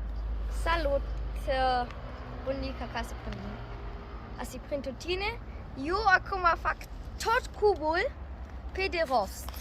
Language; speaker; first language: Romanian; early bilingual, heritage; Romanian